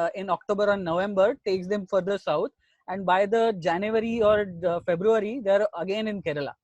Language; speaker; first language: English; non-native, local second language; Marathi